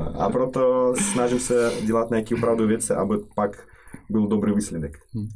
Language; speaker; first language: Czech; non-native, learner; Russian